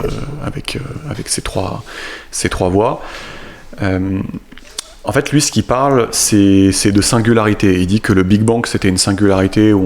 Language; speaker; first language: French; native; French